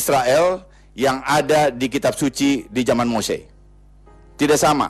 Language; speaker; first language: Indonesian; native; Indonesian